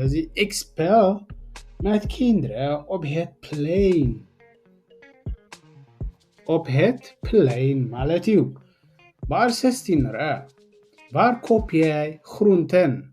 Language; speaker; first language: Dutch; non-native, fluent; Tigrinya